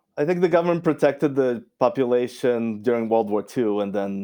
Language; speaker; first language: English; early bilingual, other home language; Romanian